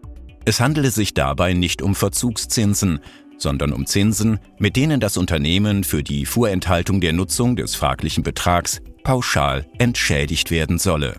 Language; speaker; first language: German; native; German